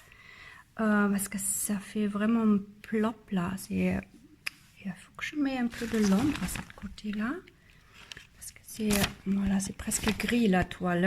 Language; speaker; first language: French; non-native, learner; German